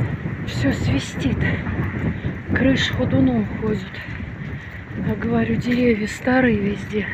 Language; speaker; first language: Russian; native; Russian